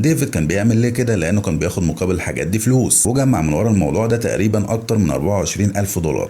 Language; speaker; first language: Arabic; native; Arabic